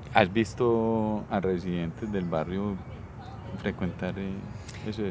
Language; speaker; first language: Spanish; native; Spanish